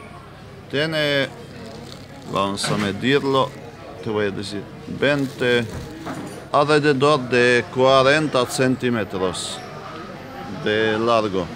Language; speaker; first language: Spanish; non-native, fluent; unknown